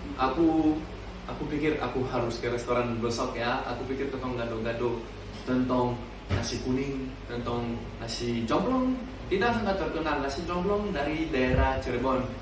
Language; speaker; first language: Indonesian; non-native, learner; French